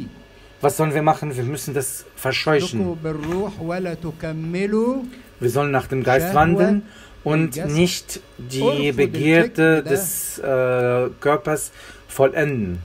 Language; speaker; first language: German; non-native, fluent; Arabic